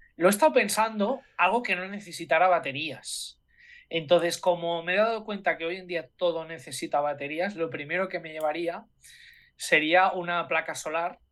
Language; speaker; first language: Spanish; native; Spanish